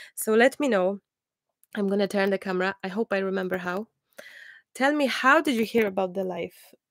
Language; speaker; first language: English; non-native, fluent; Polish